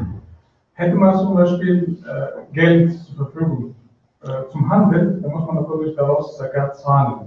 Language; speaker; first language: German; non-native, fluent; Arabic